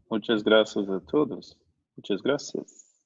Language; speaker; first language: Spanish; non-native, learner; Portuguese